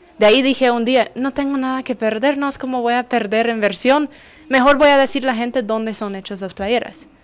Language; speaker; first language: Spanish; non-native, fluent; English